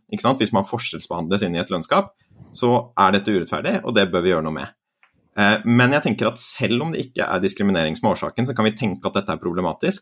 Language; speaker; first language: Norwegian; native; Norwegian